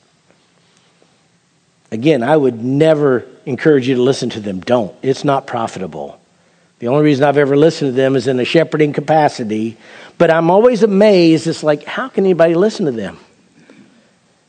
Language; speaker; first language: English; native; English